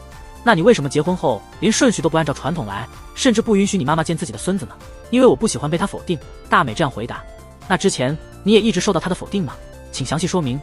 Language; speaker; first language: Chinese; native; Chinese